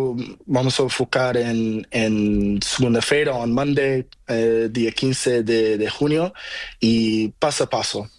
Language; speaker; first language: Spanish; non-native, learner; Portuguese